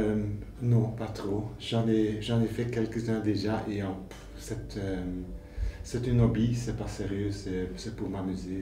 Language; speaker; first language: French; non-native, fluent; Dutch